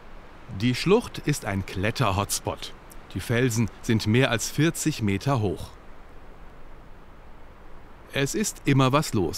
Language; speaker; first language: German; native; German